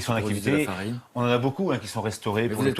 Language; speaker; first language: French; native; French